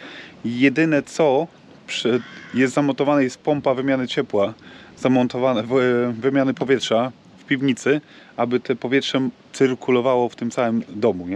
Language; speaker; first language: Polish; native; Polish